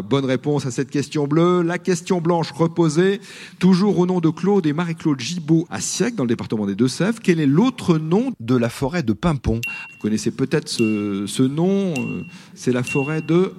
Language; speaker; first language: French; native; French